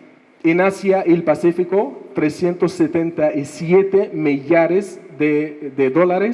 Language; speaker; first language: Spanish; non-native, fluent; Arabic